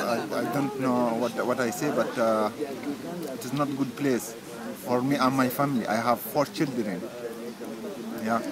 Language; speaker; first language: English; non-native, learner; Arabic